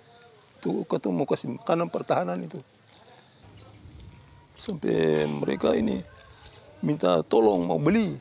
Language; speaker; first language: Indonesian; non-native, local second language; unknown